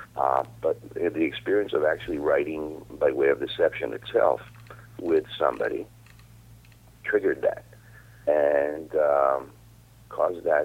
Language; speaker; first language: English; non-native, fluent; Hebrew